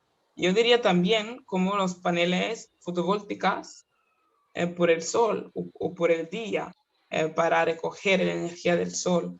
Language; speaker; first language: Spanish; non-native, fluent; Kinyarwanda